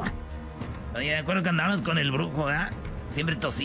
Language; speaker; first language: Spanish; native; Spanish